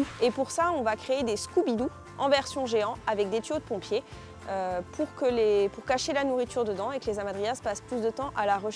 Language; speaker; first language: French; native; French